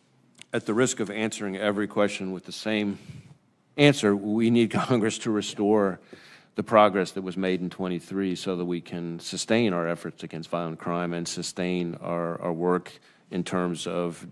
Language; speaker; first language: English; native; English